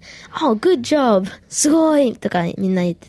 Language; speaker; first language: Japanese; early bilingual, heritage; Japanese